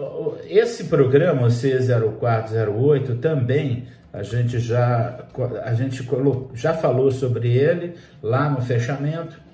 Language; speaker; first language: Portuguese; native; Portuguese